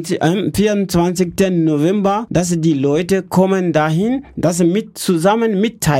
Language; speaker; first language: German; non-native, learner; French